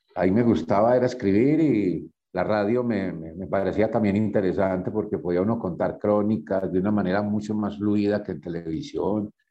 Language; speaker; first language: Spanish; native; Spanish